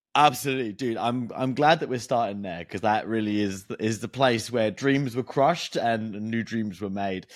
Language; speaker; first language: English; native; English